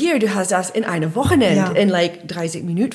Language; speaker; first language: German; non-native, learner; English